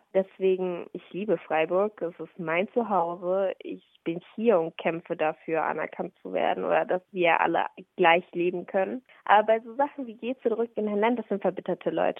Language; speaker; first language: German; early bilingual, other home language; Somali